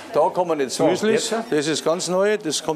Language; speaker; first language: German; native; German